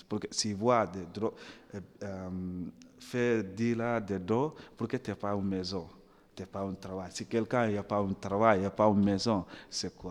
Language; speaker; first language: French; non-native, learner; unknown